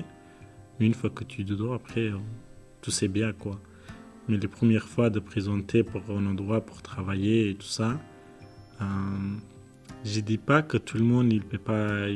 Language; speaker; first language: French; non-native, learner; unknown